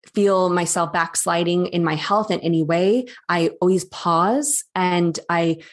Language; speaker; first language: English; native; English